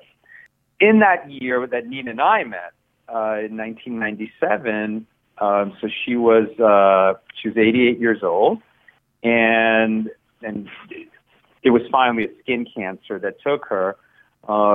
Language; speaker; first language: English; early bilingual, other home language; Spanish